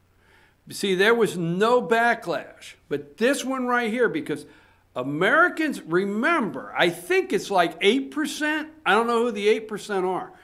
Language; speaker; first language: English; native; English